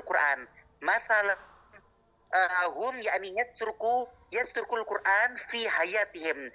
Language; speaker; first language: Arabic; non-native, learner; Indonesian